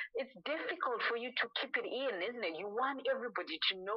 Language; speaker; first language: English; non-native, local second language; Shona